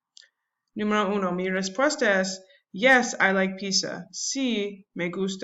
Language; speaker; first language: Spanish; non-native, learner; English